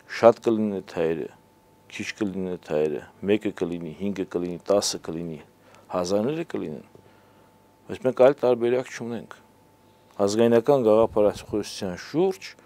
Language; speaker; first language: Armenian; native; Armenian